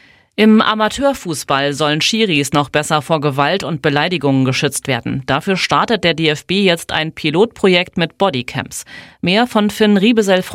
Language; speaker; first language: German; native; German